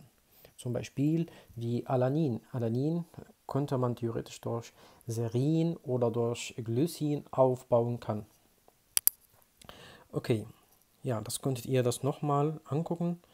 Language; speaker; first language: German; non-native, fluent; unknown